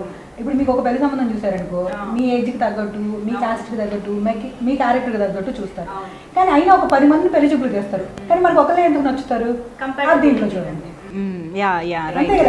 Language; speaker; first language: Telugu; native; Telugu